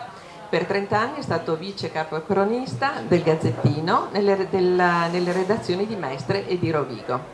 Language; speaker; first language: Italian; native; Italian